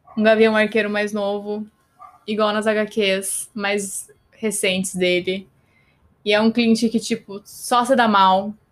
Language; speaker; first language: Portuguese; native; Portuguese